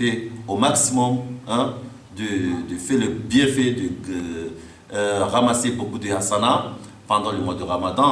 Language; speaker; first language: French; non-native, fluent; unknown